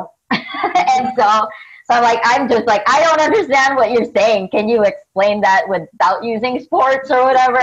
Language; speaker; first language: English; non-native, local second language; Filipino